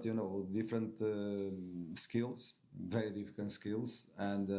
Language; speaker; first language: English; non-native, fluent; Portuguese